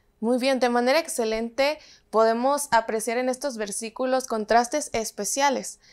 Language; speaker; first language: Spanish; native; Spanish